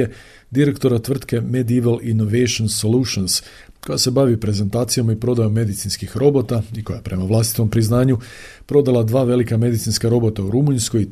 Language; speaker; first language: Croatian; native; Croatian